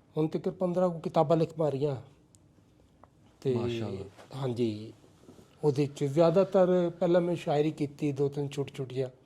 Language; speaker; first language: Punjabi; native; Punjabi